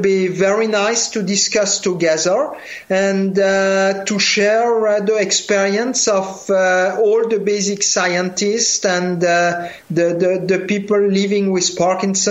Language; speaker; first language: English; non-native, fluent; French